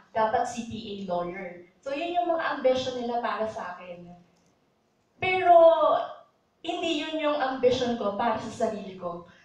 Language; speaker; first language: Filipino; native; Filipino